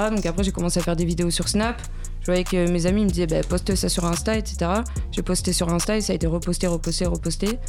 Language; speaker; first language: French; native; French